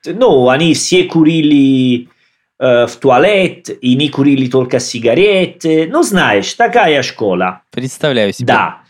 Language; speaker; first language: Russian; non-native, learner; Italian